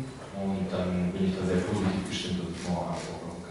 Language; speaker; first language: German; native; German